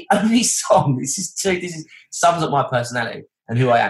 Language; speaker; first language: English; native; English